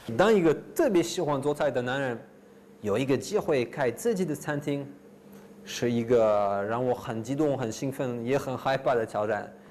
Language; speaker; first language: Chinese; non-native, fluent; French